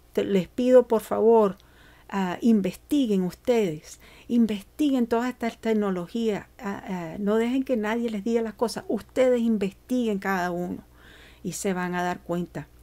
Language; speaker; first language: Spanish; early bilingual, heritage; Spanish